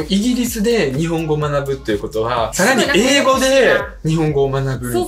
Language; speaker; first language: Japanese; early bilingual, other home language; Russian